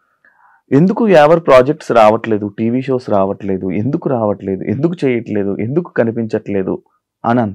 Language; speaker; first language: Telugu; native; Telugu